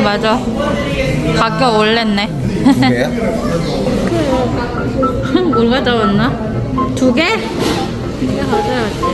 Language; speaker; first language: Korean; non-native, learner; Thai